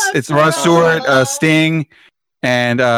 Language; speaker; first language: English; early bilingual, other home language; Spanish